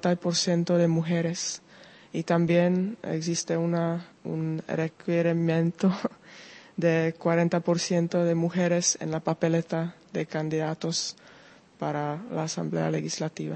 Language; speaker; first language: Spanish; non-native, fluent; Czech